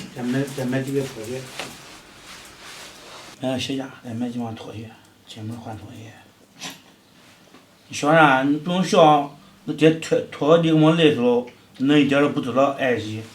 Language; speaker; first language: Chinese; native; Chinese